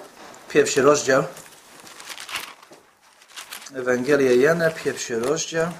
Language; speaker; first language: Polish; non-native, fluent; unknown